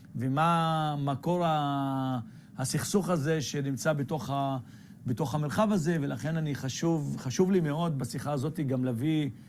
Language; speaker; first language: Hebrew; non-native, local second language; Arabic